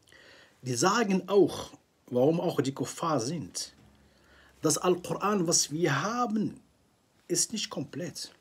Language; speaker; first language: German; non-native, fluent; Arabic